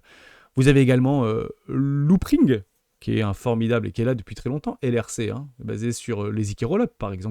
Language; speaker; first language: French; native; French